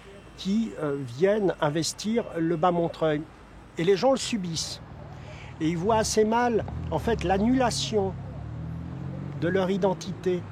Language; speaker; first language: French; native; French